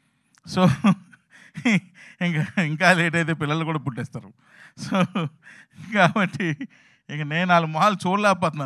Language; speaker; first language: Telugu; native; Telugu